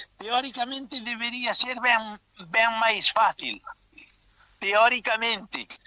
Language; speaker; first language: Galician; native; Galician